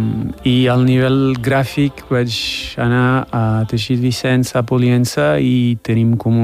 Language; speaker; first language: Catalan; non-native, fluent; French